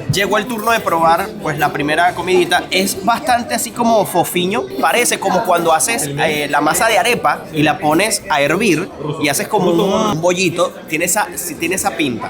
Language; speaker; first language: Spanish; native; Spanish